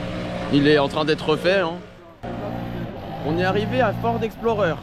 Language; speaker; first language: French; native; French